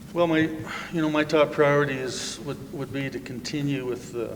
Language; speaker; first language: English; native; English